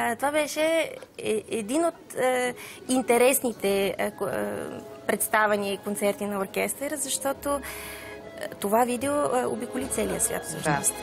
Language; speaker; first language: Bulgarian; native; Bulgarian